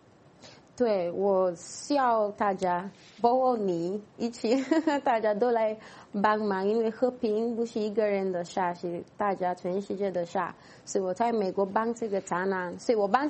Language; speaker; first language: Chinese; non-native, fluent; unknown